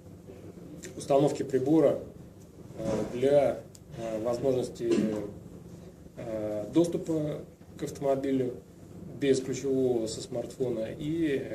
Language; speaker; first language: Russian; native; Russian